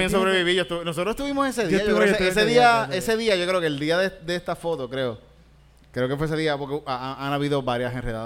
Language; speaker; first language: Spanish; native; Spanish